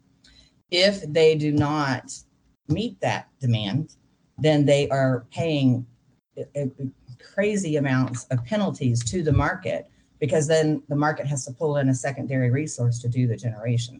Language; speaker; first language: English; native; English